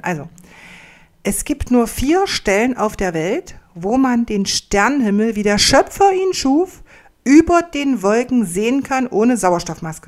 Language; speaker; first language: German; native; German